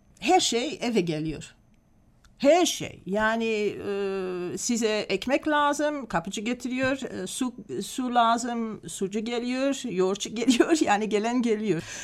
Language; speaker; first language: Turkish; non-native, fluent; Dutch